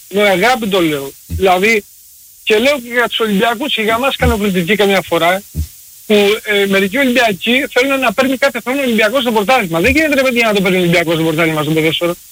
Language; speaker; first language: Greek; early bilingual, heritage; Greek